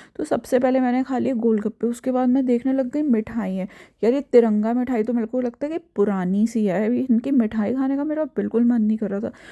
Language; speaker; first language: Hindi; native; Hindi